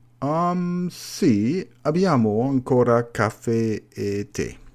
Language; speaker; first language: Italian; non-native, learner; German